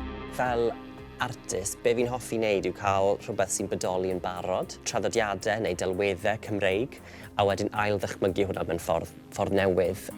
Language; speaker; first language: Welsh; native; Welsh